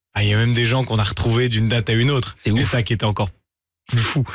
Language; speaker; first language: French; native; French